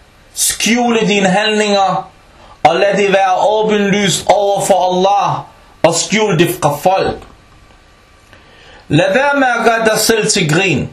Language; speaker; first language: Danish; early bilingual, other home language; Arabic